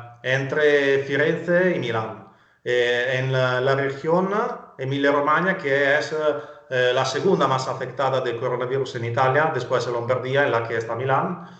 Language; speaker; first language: Spanish; non-native, fluent; Italian